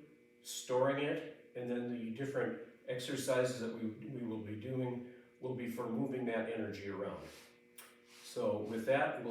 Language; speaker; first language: English; native; English